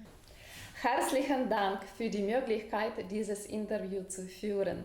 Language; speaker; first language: German; non-native, fluent; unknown